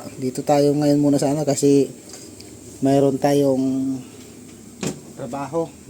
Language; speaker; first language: Filipino; native; Filipino